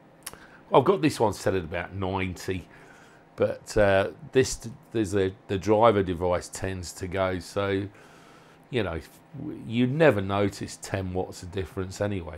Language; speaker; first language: English; native; English